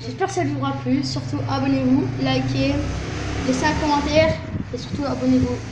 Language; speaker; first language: French; native; French